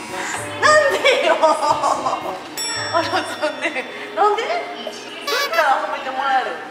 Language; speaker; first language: Japanese; native; Japanese